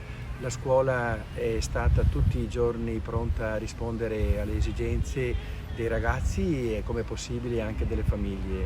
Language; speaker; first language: Italian; native; Italian